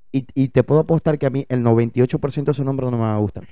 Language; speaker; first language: Spanish; native; Spanish